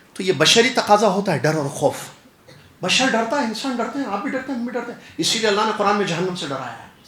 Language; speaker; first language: Urdu; native; Urdu